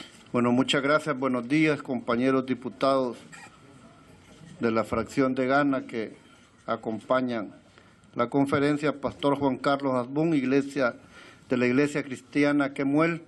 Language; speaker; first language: Spanish; native; Spanish